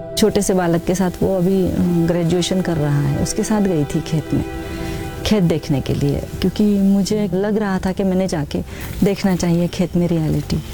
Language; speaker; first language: Hindi; non-native, local second language; Marathi